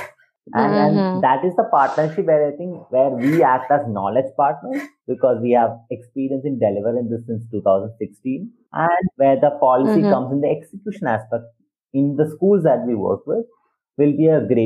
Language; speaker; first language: English; non-native, local second language; Malayalam